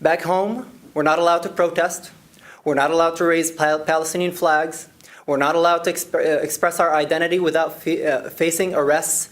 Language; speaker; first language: English; non-native, fluent; Arabic